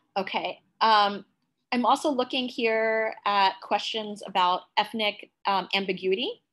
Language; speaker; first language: English; native; English